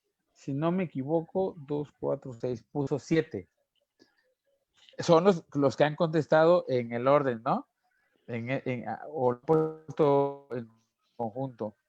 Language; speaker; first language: Spanish; native; Spanish